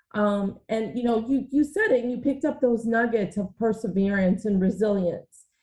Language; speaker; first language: English; early bilingual, other home language; Hindi